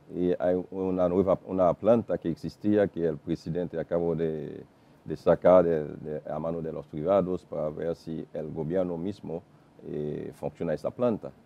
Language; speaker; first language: Spanish; non-native, fluent; Haitian Creole